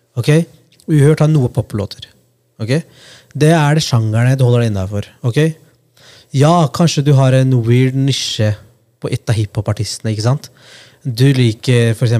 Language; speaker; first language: Norwegian; early bilingual, other home language; Punjabi